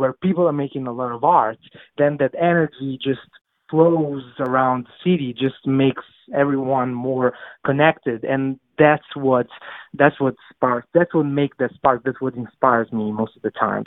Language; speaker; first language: English; non-native, fluent; Italian